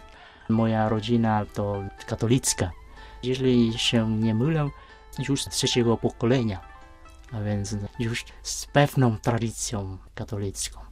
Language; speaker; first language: Polish; non-native, fluent; Vietnamese